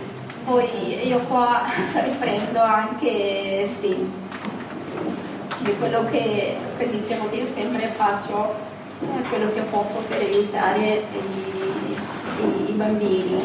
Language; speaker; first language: Italian; non-native, fluent; Kurdish